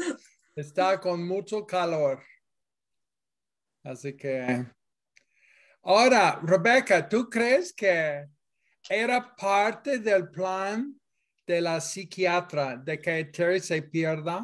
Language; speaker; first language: Spanish; non-native, fluent; English